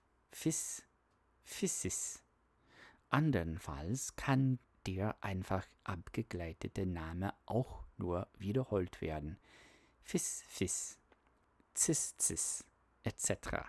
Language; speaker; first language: German; non-native, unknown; English